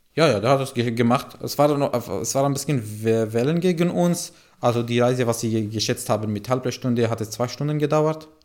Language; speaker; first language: German; non-native, fluent; Arabic